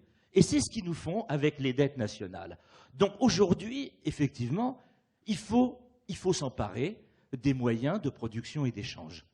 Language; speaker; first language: French; native; French